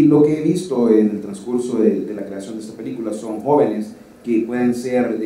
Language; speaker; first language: Spanish; native; Spanish